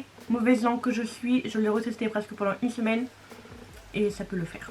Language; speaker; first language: French; native; French